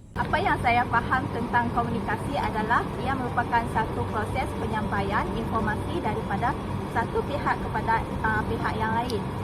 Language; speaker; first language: Malay; non-native, local second language; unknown